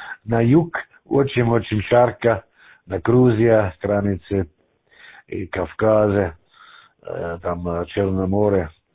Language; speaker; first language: Russian; non-native, learner; German